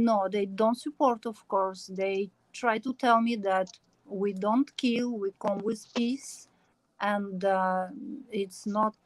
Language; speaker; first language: English; non-native, learner; Ukrainian